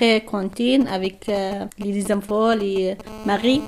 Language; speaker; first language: French; non-native, learner; Arabic